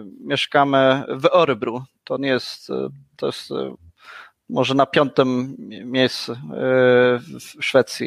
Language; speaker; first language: Polish; non-native, learner; Swedish